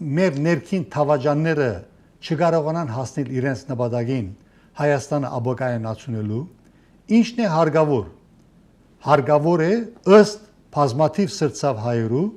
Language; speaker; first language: Armenian; early bilingual, heritage; Armenian